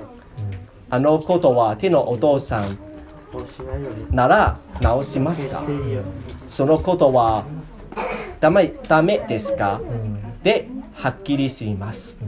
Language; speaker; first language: Japanese; non-native, learner; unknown